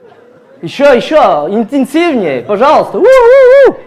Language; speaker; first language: Russian; non-native, fluent; Latvian